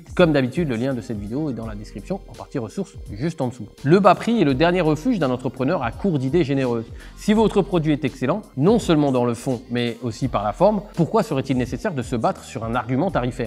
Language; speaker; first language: French; native; French